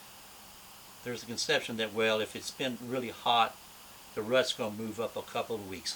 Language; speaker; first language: English; native; English